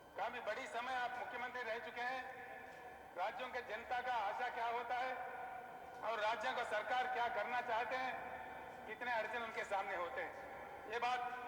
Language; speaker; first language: Hindi; non-native, local second language; Telugu